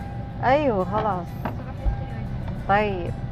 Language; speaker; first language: Arabic; non-native, learner; Indonesian